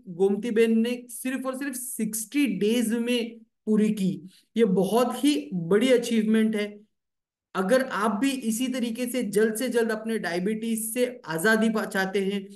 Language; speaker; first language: Hindi; native; Hindi